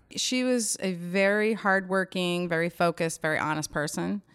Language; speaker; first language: English; native; English